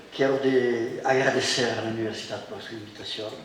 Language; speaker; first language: Spanish; non-native, learner; French